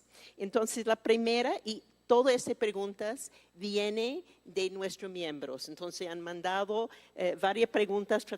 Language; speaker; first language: Spanish; non-native, fluent; English